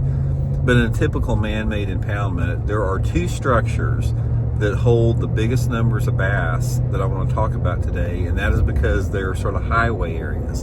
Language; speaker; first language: English; native; English